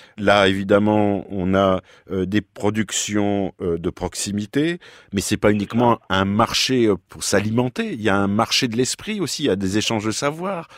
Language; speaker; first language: French; native; French